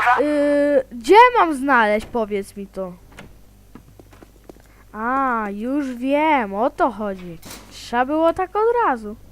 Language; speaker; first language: Polish; native; Polish